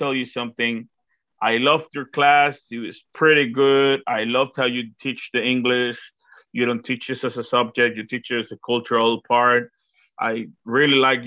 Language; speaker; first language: English; non-native, fluent; Spanish